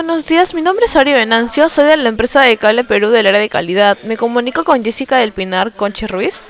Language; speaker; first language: Spanish; native; Spanish